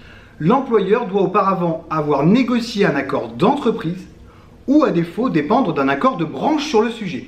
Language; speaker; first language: French; native; French